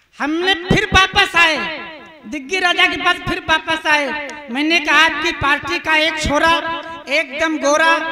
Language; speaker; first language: Hindi; native; Hindi